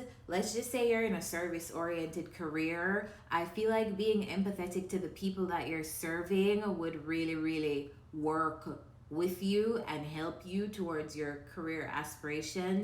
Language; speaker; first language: English; native; English